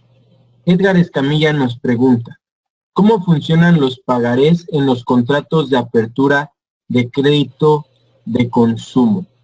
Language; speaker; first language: Spanish; native; Spanish